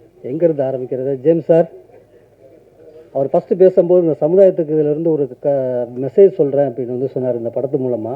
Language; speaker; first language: Tamil; native; Tamil